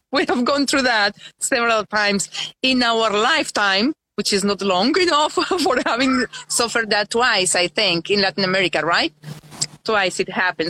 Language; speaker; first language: English; non-native, fluent; Spanish